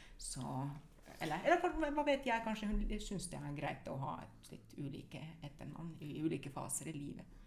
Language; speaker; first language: Norwegian; non-native, fluent; Finnish